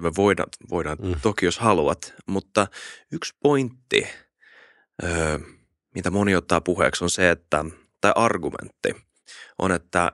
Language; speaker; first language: Finnish; native; Finnish